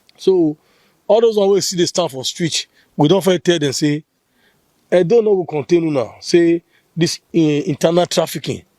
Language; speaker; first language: Nigerian Pidgin; non-native, local second language; Bini